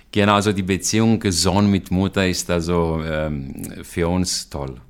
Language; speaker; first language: German; non-native, fluent; Greek